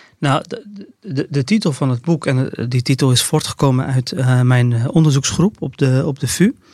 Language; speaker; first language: Dutch; early bilingual, other home language; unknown